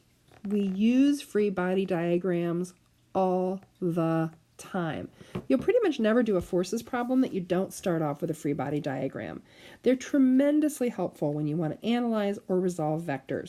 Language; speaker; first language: English; native; English